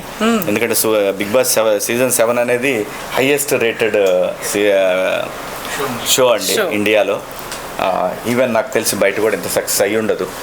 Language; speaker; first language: Telugu; native; Telugu